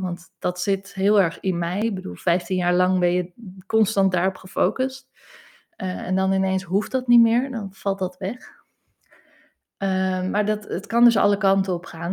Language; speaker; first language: Dutch; native; Dutch